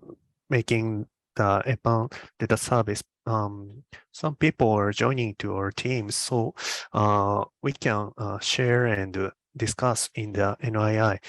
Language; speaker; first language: English; non-native, learner; Japanese